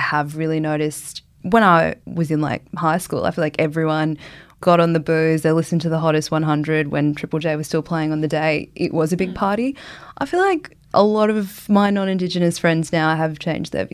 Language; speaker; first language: English; native; English